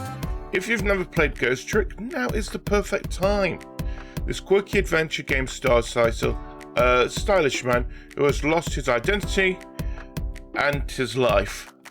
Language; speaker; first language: English; native; English